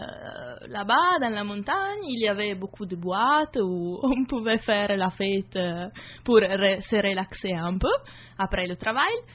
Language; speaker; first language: French; non-native, learner; Italian